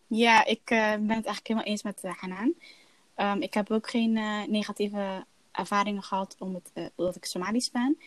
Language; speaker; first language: Dutch; early bilingual, other home language; Somali